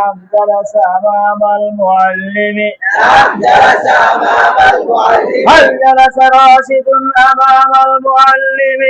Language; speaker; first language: Arabic; non-native, fluent; Bangla